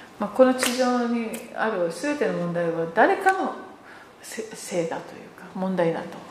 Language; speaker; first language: Japanese; native; Japanese